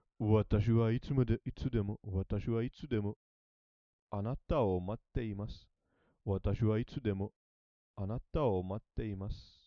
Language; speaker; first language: Japanese; non-native, learner; English